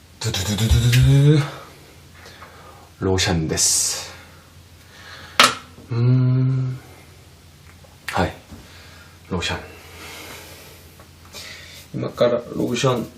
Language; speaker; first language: Japanese; non-native, fluent; Korean